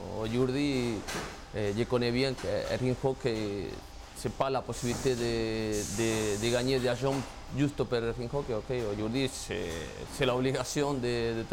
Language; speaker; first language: French; non-native, learner; Spanish